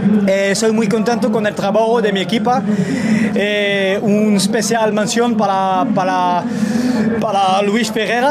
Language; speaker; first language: Spanish; non-native, learner; Portuguese